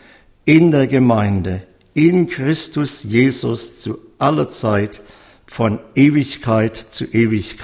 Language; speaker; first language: German; native; German